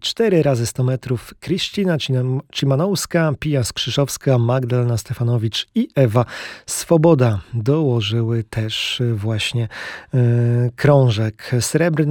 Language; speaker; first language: Polish; native; Polish